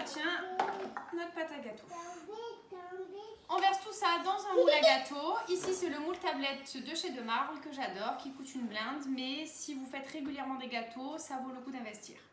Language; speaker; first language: French; native; French